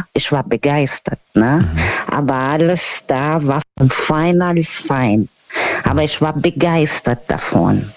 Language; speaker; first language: German; non-native, learner; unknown